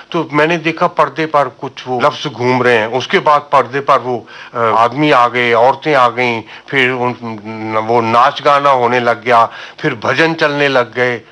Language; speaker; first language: Urdu; non-native, local second language; Punjabi